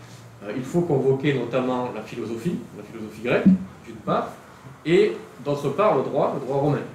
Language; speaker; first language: French; native; French